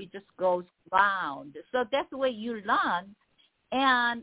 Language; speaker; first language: English; non-native, fluent; Korean